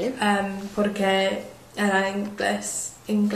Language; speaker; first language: Spanish; non-native, learner; English